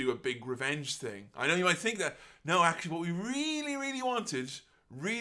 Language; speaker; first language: English; native; English